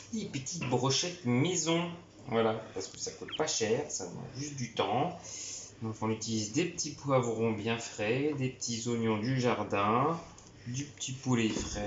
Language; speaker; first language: French; native; French